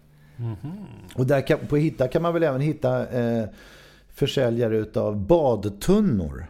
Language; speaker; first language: Swedish; native; Swedish